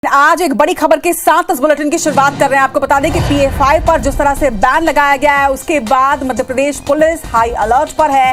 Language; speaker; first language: Hindi; native; Hindi